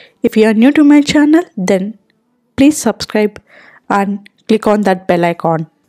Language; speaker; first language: English; non-native, local second language; Telugu